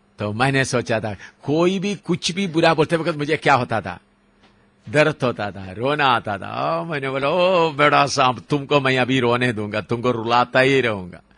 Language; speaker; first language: Hindi; non-native, local second language; Malayalam